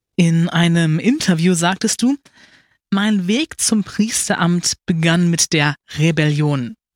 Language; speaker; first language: German; native; German